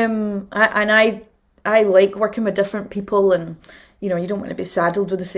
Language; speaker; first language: English; native; English